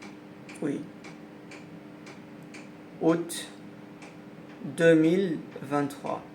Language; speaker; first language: French; non-native, learner; Arabic